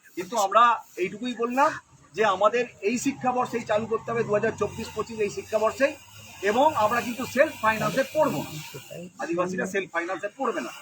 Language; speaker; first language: Bangla; non-native, local second language; Santali